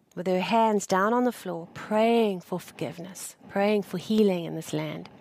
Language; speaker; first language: English; native; English